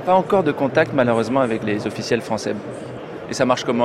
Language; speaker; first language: French; native; French